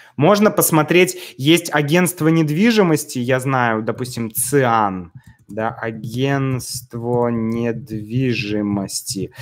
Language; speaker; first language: Russian; native; Russian